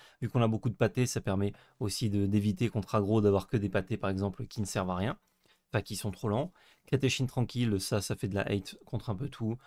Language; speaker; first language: French; native; French